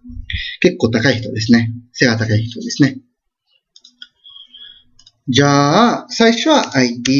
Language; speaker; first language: Japanese; non-native, fluent; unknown